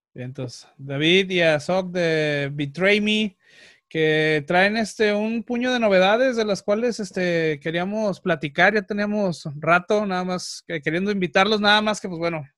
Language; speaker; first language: Spanish; native; Spanish